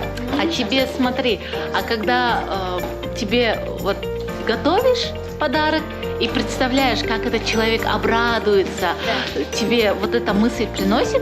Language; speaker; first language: Russian; native; Russian